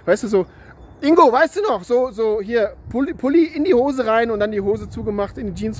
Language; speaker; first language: German; native; German